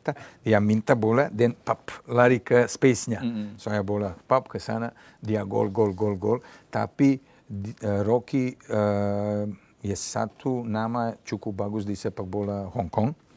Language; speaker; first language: Indonesian; non-native, fluent; Serbian